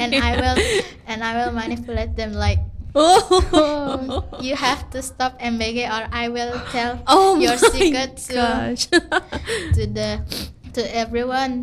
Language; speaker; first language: English; non-native, learner; Indonesian